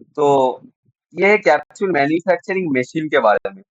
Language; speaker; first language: Hindi; non-native, local second language; Bangla